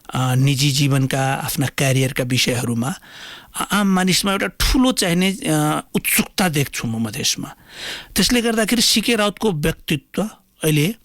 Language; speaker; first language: Nepali; non-native, local second language; Maithili